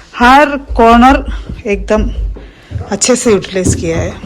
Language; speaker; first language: Hindi; non-native, local second language; Malayalam